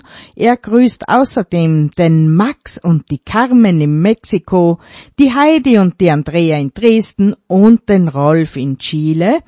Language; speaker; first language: German; native; German